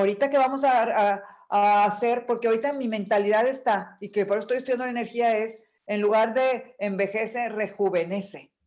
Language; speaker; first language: Spanish; native; Spanish